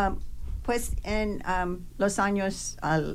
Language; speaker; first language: Spanish; non-native, learner; English